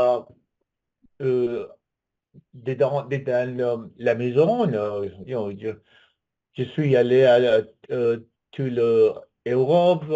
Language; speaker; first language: French; non-native, learner; English